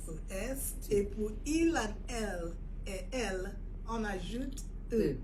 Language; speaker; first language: French; non-native, fluent; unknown